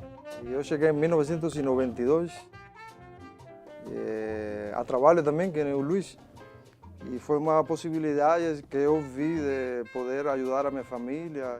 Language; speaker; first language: Portuguese; non-native, fluent; Spanish